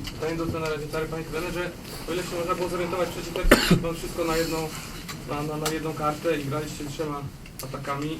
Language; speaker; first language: Polish; native; Polish